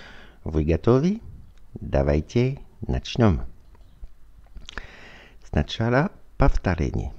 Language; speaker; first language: Russian; non-native, learner; French